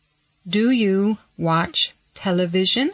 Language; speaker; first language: English; non-native, fluent; Mon